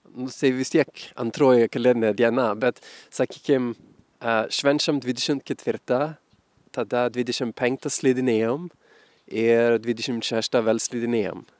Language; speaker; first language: Lithuanian; non-native, fluent; Swedish